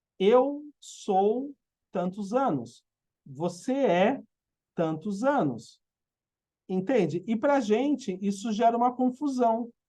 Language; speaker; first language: Portuguese; native; Portuguese